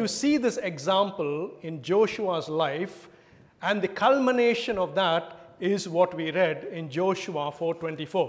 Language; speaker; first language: English; non-native, local second language; Tamil